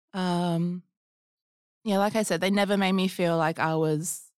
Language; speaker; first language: English; native; English